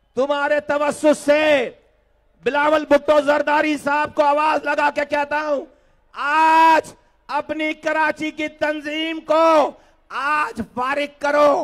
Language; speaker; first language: Urdu; native; Urdu